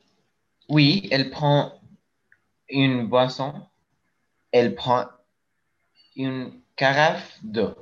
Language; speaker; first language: French; non-native, learner; Spanish